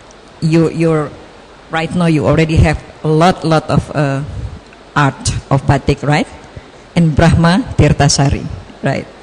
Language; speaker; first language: English; non-native, fluent; Indonesian